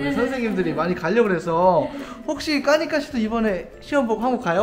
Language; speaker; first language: Korean; native; Korean